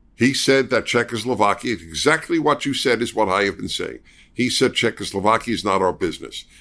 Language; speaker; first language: English; native; English